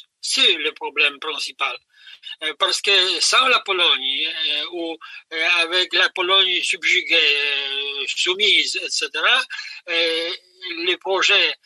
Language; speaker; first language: French; non-native, fluent; Polish